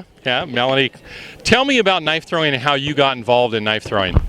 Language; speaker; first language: English; native; English